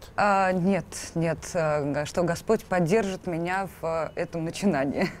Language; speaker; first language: Russian; native; Russian